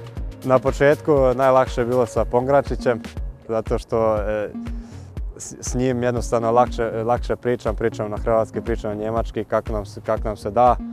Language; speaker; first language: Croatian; early bilingual, heritage; Croatian